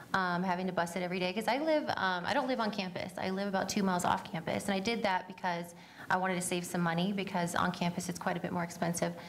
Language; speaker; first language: English; native; English